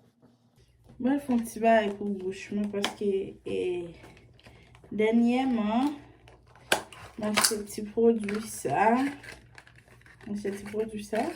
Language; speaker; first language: French; non-native, learner; Haitian Creole